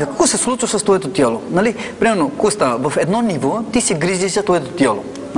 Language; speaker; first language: Bulgarian; non-native, fluent; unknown